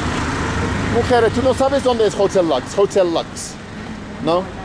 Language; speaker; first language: Spanish; non-native, learner; English